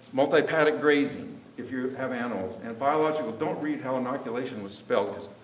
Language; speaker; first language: English; native; English